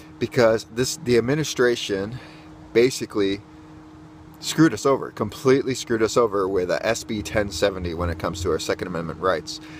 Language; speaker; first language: English; native; English